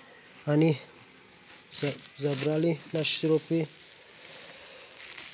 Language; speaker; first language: Russian; non-native, learner; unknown